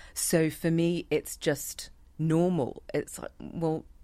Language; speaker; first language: English; native; English